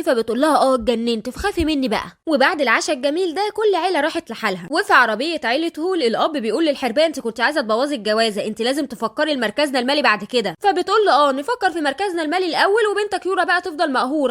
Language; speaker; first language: Arabic; native; Arabic